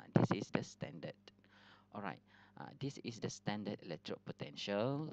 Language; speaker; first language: English; non-native, local second language; Malay